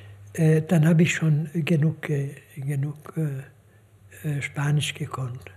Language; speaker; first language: German; non-native, fluent; Hungarian